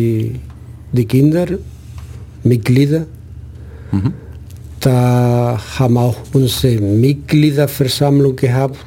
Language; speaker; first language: German; non-native, fluent; Spanish